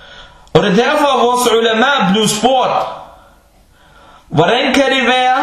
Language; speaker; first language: Danish; early bilingual, other home language; Arabic